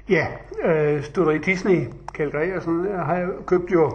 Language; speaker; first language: Danish; native; Danish